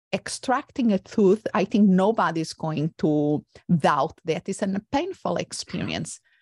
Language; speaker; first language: English; non-native, fluent; Portuguese